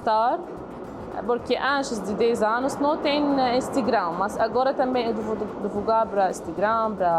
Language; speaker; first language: Portuguese; non-native, learner; Arabic